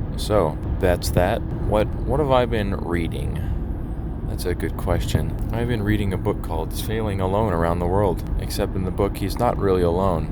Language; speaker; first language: English; native; English